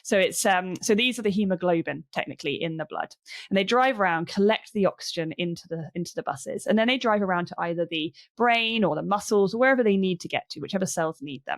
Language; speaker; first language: English; native; English